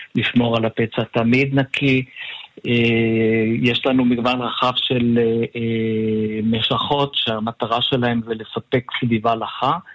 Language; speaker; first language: Hebrew; native; Hebrew